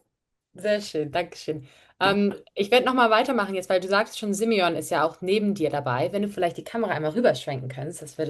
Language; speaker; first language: German; native; German